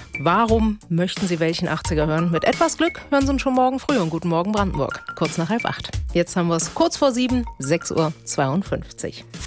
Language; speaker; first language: German; native; German